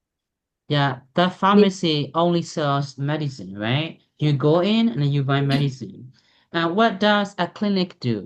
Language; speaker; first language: English; non-native, fluent; Burmese